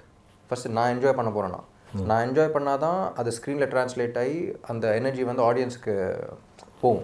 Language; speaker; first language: Tamil; non-native, local second language; Telugu